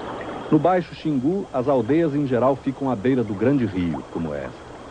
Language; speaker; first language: Portuguese; native; Portuguese